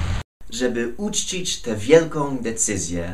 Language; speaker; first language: Polish; non-native, fluent; English